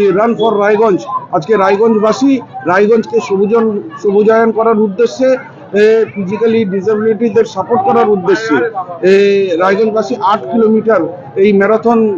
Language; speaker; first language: Bangla; native; Bangla